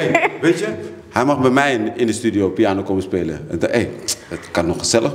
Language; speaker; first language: Dutch; native; Dutch